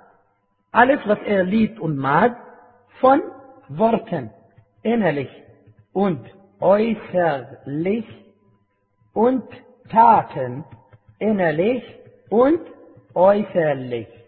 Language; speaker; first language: German; non-native, fluent; Arabic